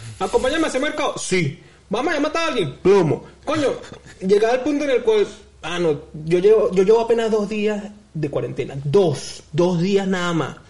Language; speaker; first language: Spanish; native; Spanish